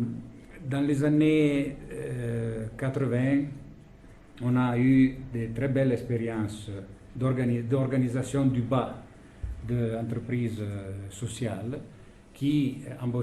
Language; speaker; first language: French; non-native, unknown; Italian